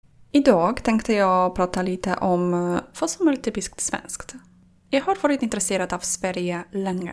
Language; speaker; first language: Swedish; non-native, fluent; Polish